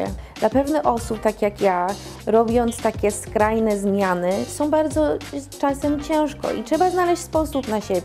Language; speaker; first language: Polish; early bilingual, heritage; Polish